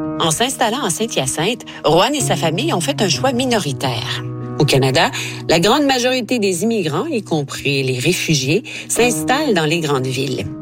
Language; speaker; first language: French; native; French